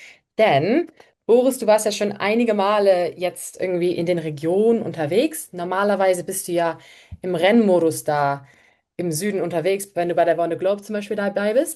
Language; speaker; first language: German; native; German